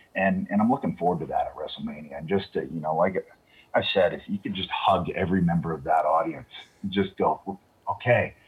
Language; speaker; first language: English; native; English